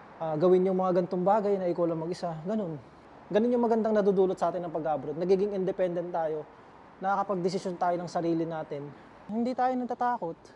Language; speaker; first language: Filipino; native; Filipino